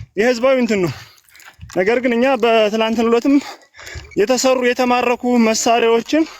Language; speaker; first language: Amharic; native; Amharic